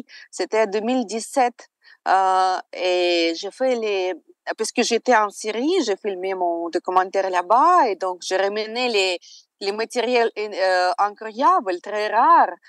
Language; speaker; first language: French; non-native, fluent; Russian